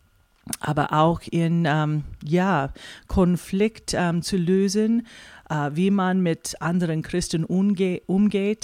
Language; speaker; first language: German; non-native, fluent; English